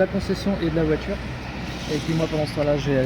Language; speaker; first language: French; native; French